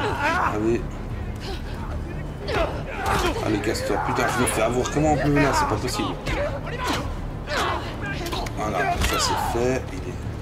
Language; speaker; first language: French; native; French